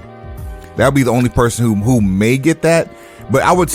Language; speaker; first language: English; native; English